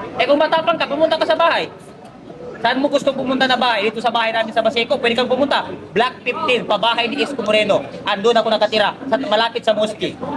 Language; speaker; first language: Filipino; non-native, local second language; Maguindanaon